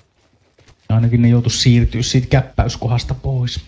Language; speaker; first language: Finnish; native; Finnish